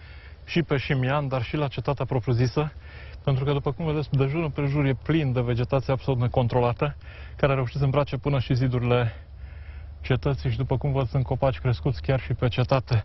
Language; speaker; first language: Romanian; native; Romanian